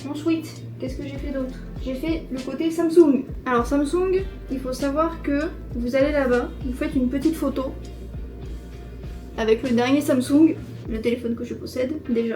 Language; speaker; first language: French; native; French